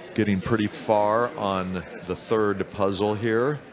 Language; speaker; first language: English; native; English